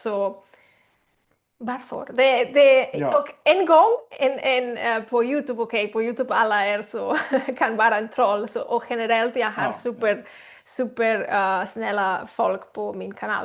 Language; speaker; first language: Swedish; non-native, learner; Spanish